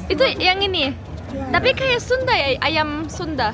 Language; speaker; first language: Indonesian; non-native, fluent; German